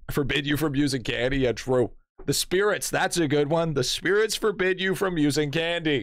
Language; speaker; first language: English; native; English